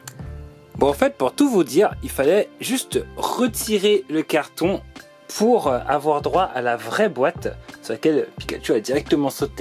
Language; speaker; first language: French; native; French